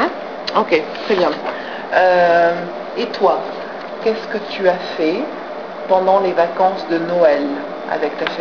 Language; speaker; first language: French; non-native, fluent; English